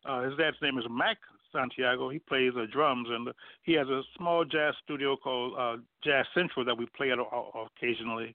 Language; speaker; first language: English; native; English